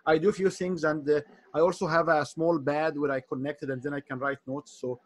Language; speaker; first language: English; non-native, fluent; Arabic